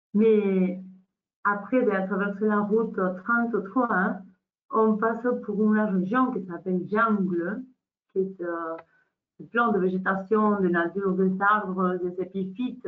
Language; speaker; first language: French; non-native, learner; Spanish